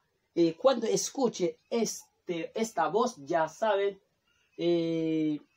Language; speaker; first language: Spanish; non-native, fluent; Haitian Creole